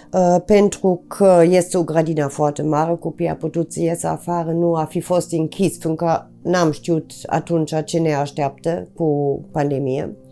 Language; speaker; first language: Romanian; non-native, fluent; German